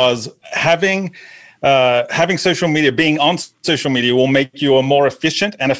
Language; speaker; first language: English; native; English